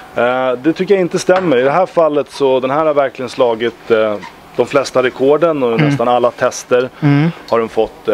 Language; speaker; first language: Swedish; native; Swedish